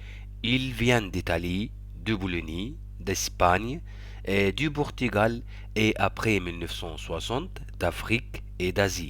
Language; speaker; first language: French; non-native, fluent; Arabic